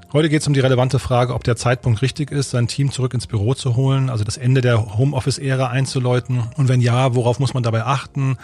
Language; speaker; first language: German; native; German